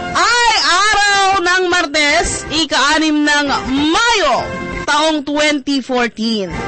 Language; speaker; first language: Filipino; non-native, local second language; Pangasinan